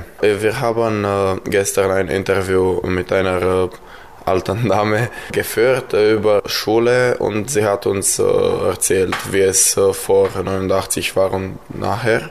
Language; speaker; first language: German; non-native, local second language; Romanian